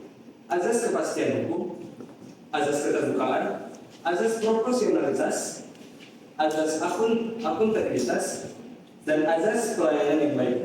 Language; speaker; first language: Indonesian; native; Indonesian